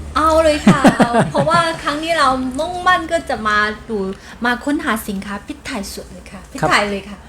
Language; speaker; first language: Thai; non-native, learner; Chinese